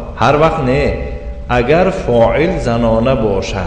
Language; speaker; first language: Persian; native; Persian